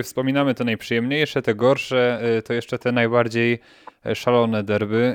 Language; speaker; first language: Polish; native; Polish